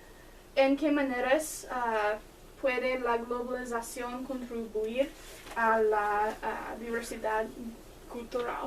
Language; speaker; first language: Spanish; non-native, learner; English